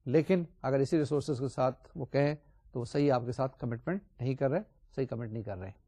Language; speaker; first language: Urdu; native; Urdu